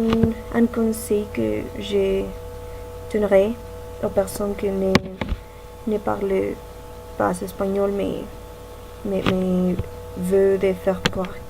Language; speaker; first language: French; non-native, learner; Spanish